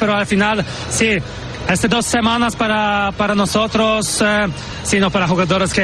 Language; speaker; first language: Spanish; non-native, learner; Polish